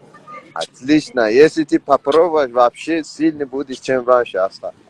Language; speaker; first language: Russian; non-native, learner; Tajik